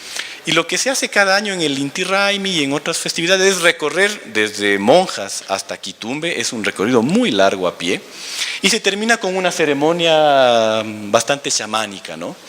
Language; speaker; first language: Spanish; native; Spanish